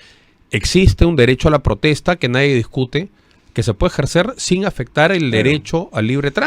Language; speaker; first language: Spanish; native; Spanish